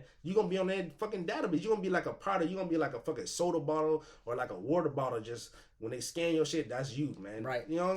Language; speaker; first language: English; native; English